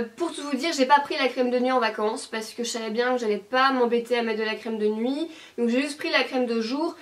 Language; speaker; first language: French; native; French